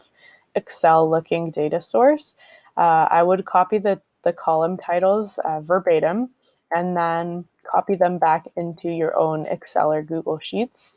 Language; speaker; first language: English; native; English